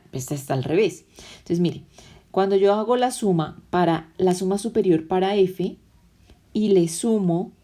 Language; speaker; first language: Spanish; native; Spanish